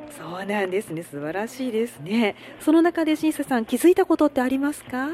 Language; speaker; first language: Japanese; native; Japanese